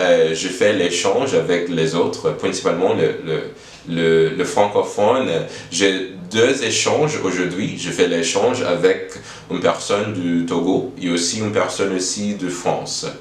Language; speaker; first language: French; non-native, learner; English